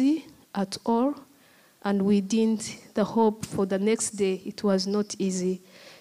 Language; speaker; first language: English; non-native, local second language; Kinyarwanda